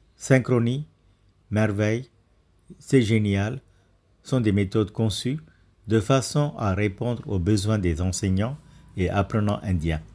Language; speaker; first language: French; non-native, fluent; Tamil